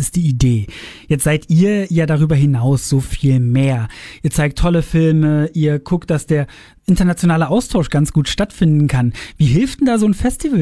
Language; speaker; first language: German; native; German